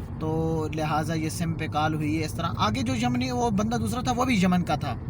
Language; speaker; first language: Urdu; non-native, local second language; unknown